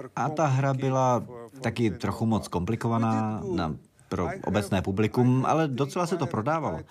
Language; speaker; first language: Czech; non-native, fluent; Russian